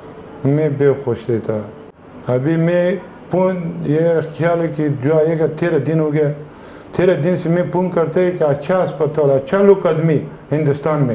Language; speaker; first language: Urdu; non-native, learner; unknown